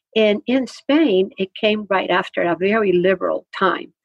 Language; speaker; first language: English; non-native, fluent; Spanish